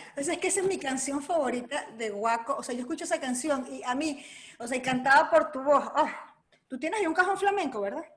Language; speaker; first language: Spanish; native; Spanish